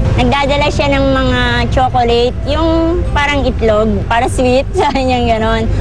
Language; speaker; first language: Filipino; native; Filipino